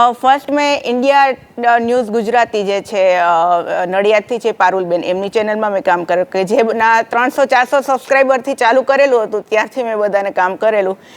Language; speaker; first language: Gujarati; native; Gujarati